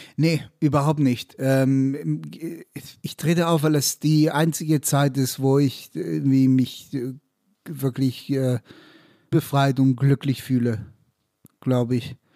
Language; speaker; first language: German; non-native, fluent; Hebrew